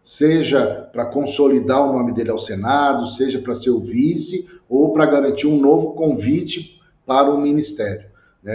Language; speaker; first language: Portuguese; native; Portuguese